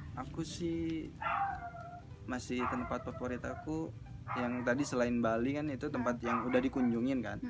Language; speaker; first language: Indonesian; early bilingual, heritage; Indonesian